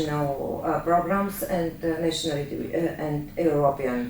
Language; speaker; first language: English; non-native, learner; Bulgarian